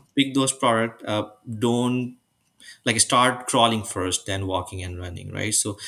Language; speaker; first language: English; non-native, local second language; Urdu